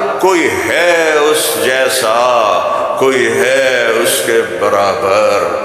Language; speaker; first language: Urdu; non-native, local second language; Punjabi